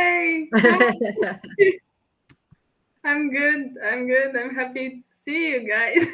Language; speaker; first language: English; non-native, fluent; Latvian